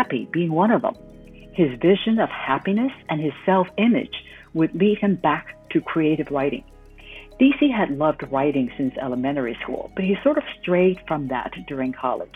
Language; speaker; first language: English; non-native, local second language; Cantonese